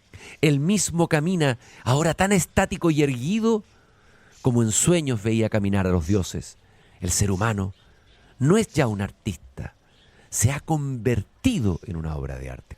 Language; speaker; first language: Spanish; native; Spanish